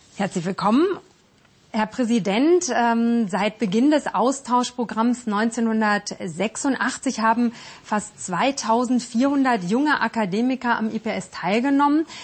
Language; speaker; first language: German; native; German